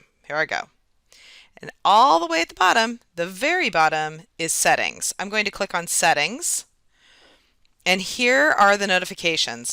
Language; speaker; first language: English; native; English